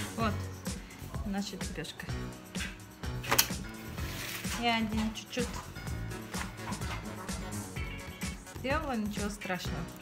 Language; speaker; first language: Russian; non-native, learner; Tajik